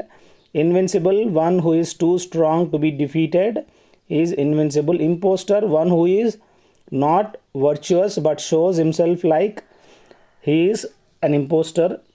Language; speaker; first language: English; non-native, local second language; Telugu